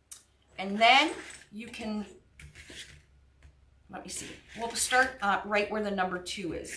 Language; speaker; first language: English; native; English